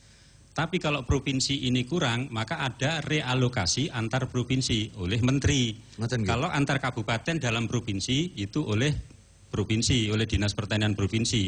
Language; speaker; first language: Indonesian; non-native, local second language; Javanese